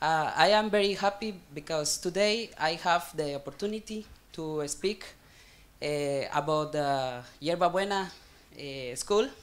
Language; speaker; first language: English; non-native, learner; Spanish